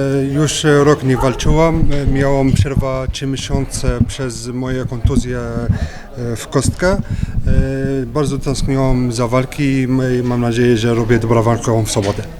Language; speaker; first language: Polish; non-native, learner; French